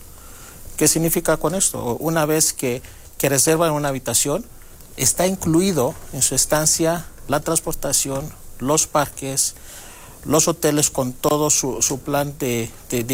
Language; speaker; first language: Spanish; non-native, fluent; Greek